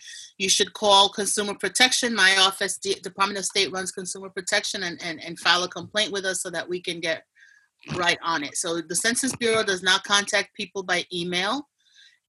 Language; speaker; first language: English; native; English